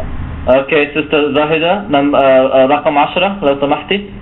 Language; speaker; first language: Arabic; non-native, fluent; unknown